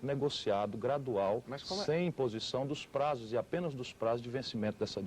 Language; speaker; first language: Portuguese; native; Portuguese